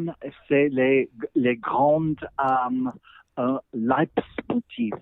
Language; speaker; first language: French; non-native, learner; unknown